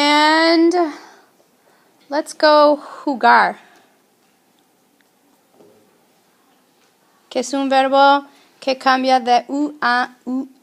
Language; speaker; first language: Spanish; non-native, fluent; English